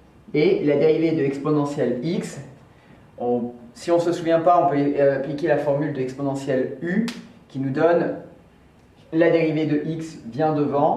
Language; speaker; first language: French; native; French